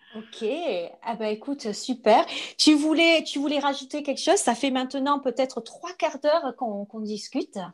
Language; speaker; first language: French; native; French